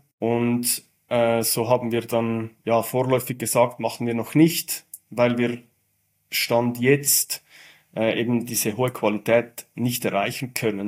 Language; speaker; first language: German; native; German